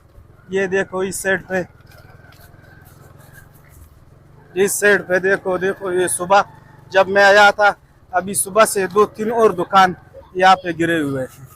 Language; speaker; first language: Hindi; non-native, local second language; Pashto